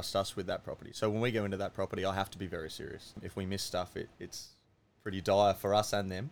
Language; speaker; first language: English; native; English